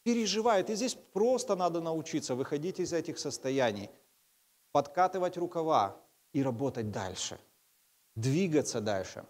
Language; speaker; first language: Russian; native; Russian